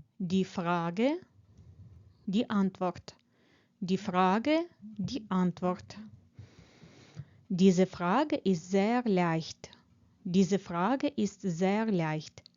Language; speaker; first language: German; non-native, fluent; Ukrainian